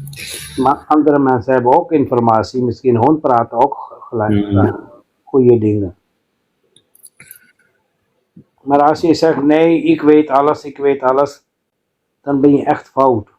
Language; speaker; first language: Dutch; non-native, fluent; Urdu